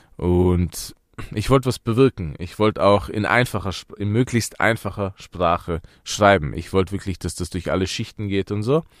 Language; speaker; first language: German; early bilingual, other home language; Persian